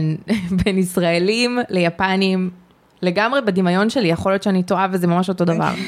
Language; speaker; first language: Hebrew; native; Hebrew